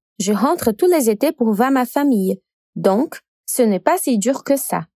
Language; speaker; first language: French; non-native, fluent; Portuguese